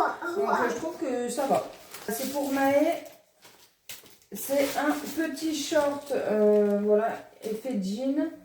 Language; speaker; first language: French; native; French